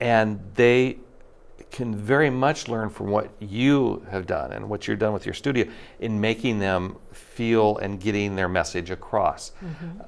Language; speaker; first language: English; native; English